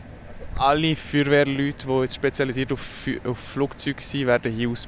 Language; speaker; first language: German; native; German